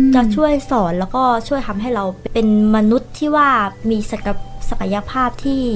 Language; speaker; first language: Thai; native; Thai